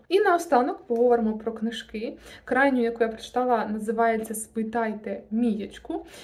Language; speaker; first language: Ukrainian; non-native, local second language; Russian